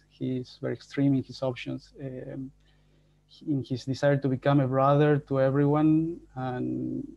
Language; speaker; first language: English; non-native, fluent; Spanish